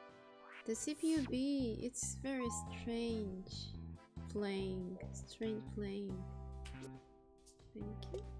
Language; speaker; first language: English; non-native, learner; Japanese